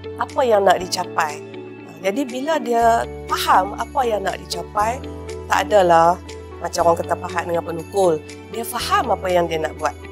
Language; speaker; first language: Malay; native; Malay